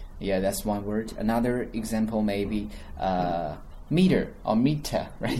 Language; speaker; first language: English; non-native, fluent; Chinese